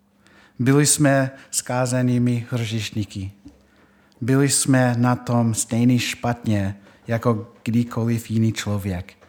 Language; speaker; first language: Czech; non-native, fluent; English